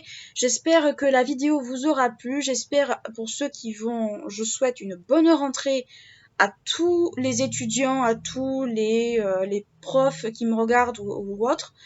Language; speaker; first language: French; native; French